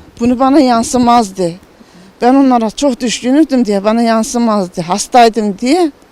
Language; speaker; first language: Turkish; native; Turkish